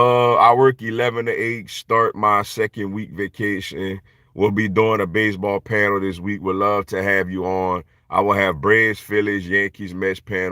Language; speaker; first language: English; native; English